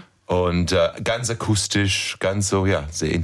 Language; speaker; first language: German; non-native, fluent; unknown